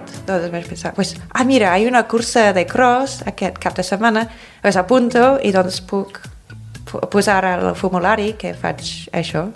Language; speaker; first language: Catalan; non-native, fluent; English